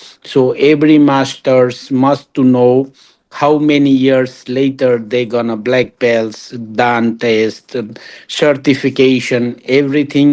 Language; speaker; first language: English; non-native, learner; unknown